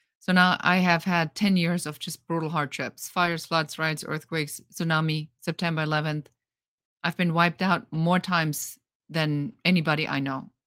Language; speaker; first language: English; non-native, fluent; German